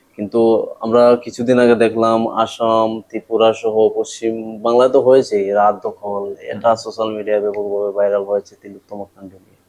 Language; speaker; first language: Bangla; native; Bangla